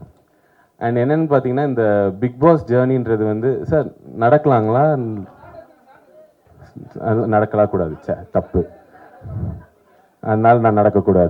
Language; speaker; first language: Tamil; native; Tamil